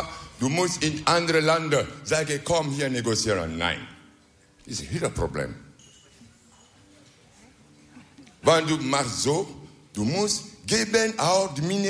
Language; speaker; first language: Dutch; non-native, learner; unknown